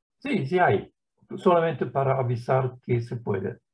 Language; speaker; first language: Spanish; non-native, fluent; German